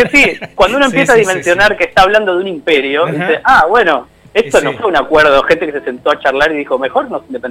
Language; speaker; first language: Spanish; native; Spanish